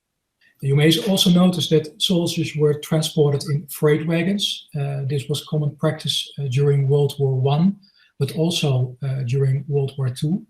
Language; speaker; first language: English; non-native, fluent; Dutch